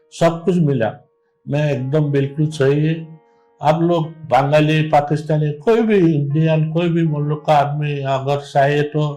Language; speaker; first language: Hindi; non-native, learner; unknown